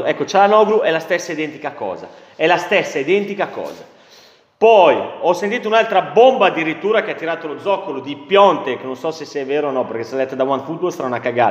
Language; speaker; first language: Italian; native; Italian